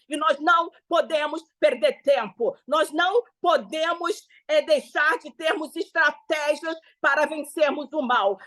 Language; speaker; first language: Portuguese; native; Portuguese